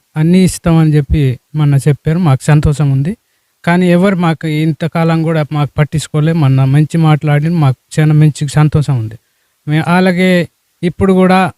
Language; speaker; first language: Telugu; non-native, local second language; Koya